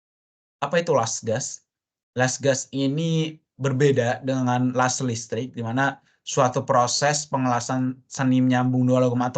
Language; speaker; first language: Indonesian; native; Indonesian